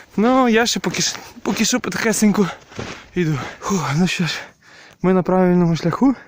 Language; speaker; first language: Ukrainian; native; Ukrainian